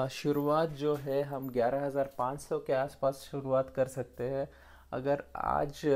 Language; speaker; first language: Hindi; non-native, local second language; Kannada